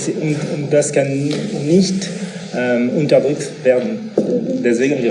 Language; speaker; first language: German; non-native, learner; French